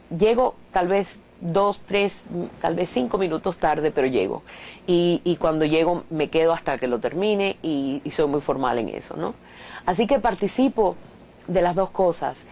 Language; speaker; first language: Spanish; native; Spanish